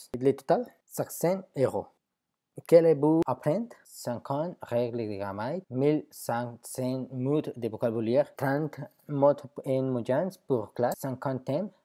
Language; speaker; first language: French; non-native, fluent; Spanish